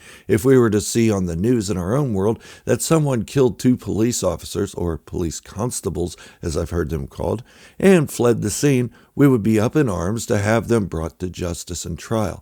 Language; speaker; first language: English; native; English